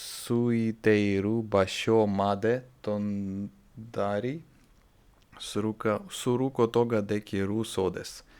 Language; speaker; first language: Japanese; non-native, learner; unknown